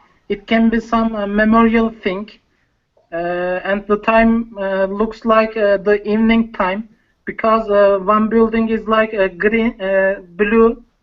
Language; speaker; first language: English; non-native, learner; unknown